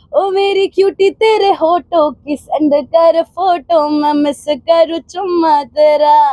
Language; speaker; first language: Hindi; non-native, local second language; Punjabi